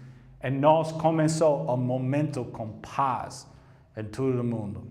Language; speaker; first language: Portuguese; non-native, learner; English